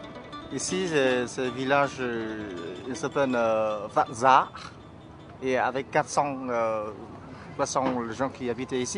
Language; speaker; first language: French; non-native, learner; Vietnamese